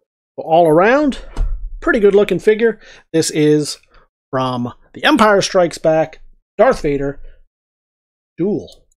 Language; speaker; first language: English; native; English